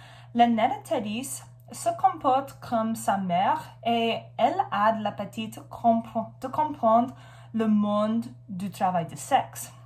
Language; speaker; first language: French; non-native, learner; English